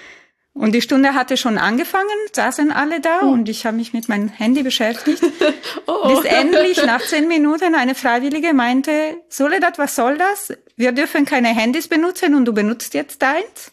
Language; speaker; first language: German; non-native, fluent; Italian